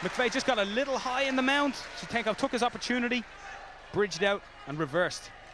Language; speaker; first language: English; native; English